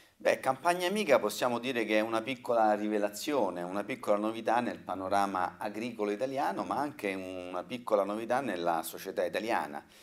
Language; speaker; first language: Italian; native; Italian